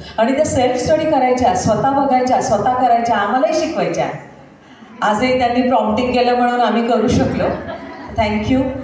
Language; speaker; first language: Marathi; non-native, local second language; Gujarati